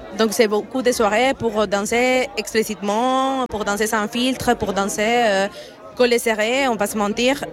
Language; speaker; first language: French; non-native, fluent; Spanish